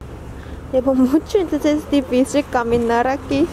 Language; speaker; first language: Spanish; non-native, fluent; Korean